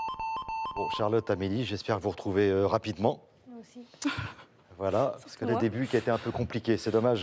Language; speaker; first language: French; native; French